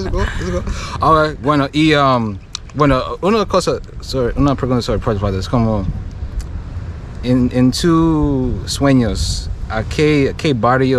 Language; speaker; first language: Spanish; non-native, learner; English